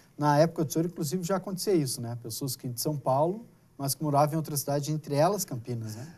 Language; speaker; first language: Portuguese; native; Portuguese